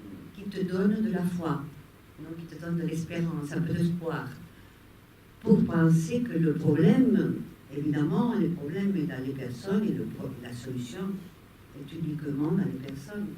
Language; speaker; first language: French; non-native, fluent; Spanish